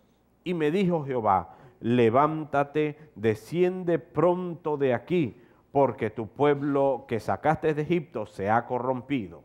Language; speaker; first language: Spanish; native; Spanish